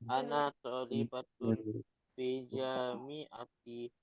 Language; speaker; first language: Arabic; non-native, learner; Indonesian